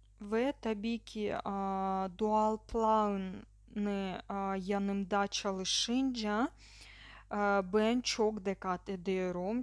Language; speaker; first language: Turkish; non-native, learner; Russian